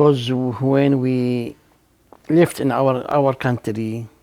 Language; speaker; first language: English; non-native, learner; Arabic